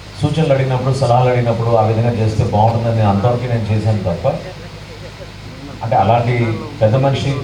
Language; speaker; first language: Telugu; native; Telugu